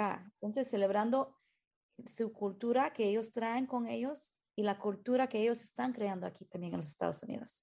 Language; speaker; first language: Spanish; early bilingual, heritage; Spanish